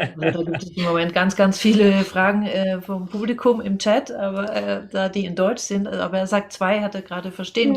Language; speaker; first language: German; non-native, fluent; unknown